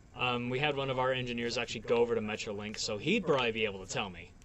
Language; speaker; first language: English; native; English